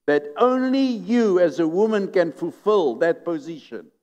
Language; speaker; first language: English; non-native, local second language; Afrikaans